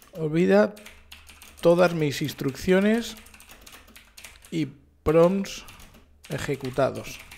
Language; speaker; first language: Spanish; native; Spanish